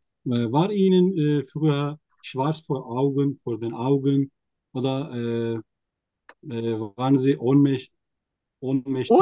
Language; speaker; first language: German; non-native, learner; Turkish